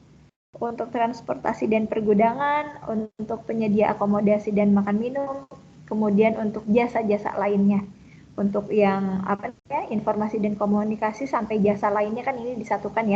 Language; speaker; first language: Indonesian; native; Indonesian